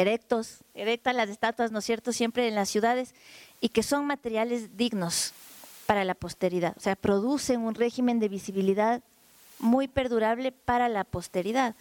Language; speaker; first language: Spanish; native; Spanish